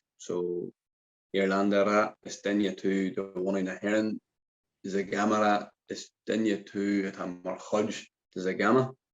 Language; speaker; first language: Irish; non-native, local second language; English